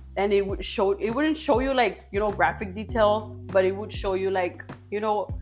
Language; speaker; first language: English; early bilingual, other home language; Spanish